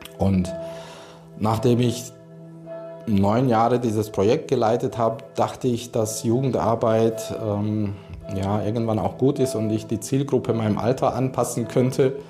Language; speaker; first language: German; early bilingual, other home language; Hungarian